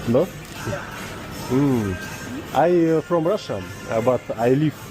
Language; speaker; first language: English; non-native, learner; Russian